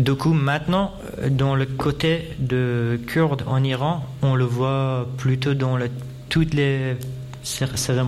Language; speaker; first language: French; non-native, fluent; Persian